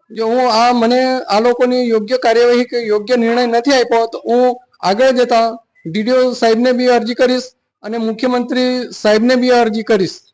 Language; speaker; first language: Gujarati; non-native, local second language; Gamit